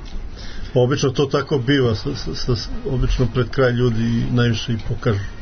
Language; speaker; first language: Serbian; native; Serbian